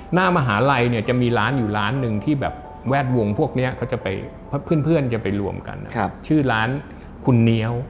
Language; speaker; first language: Thai; native; Thai